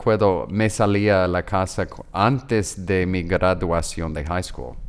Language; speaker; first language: Spanish; non-native, learner; English